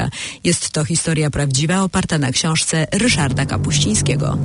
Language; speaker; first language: Polish; native; Polish